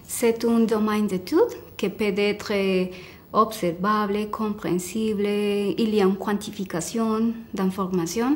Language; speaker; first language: French; non-native, fluent; Spanish